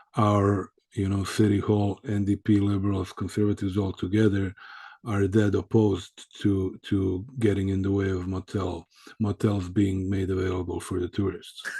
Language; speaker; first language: English; early bilingual, other home language; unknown